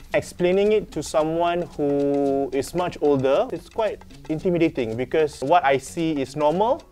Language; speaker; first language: English; non-native, local second language; Malay